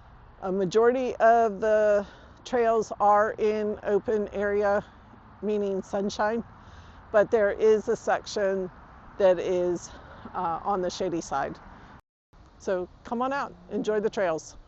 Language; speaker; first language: English; native; English